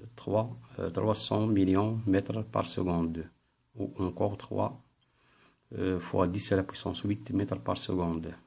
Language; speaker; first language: French; non-native, local second language; Arabic